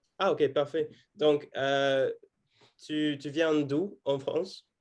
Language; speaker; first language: French; non-native, fluent; English